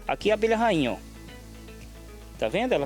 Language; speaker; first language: Portuguese; native; Portuguese